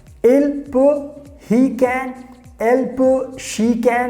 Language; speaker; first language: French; non-native, fluent; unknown